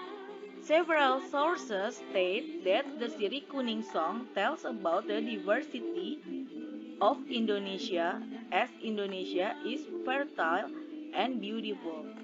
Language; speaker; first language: English; non-native, fluent; Indonesian